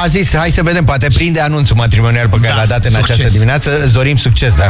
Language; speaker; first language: Romanian; native; Romanian